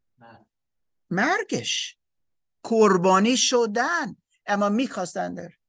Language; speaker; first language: Persian; non-native, learner; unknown